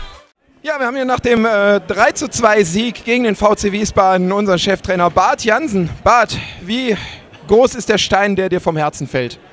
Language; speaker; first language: German; native; German